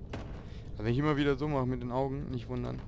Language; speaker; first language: German; native; German